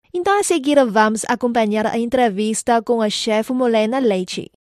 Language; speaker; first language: Portuguese; non-native, fluent; Chinese